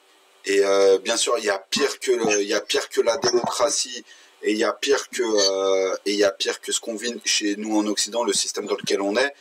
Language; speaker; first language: French; native; French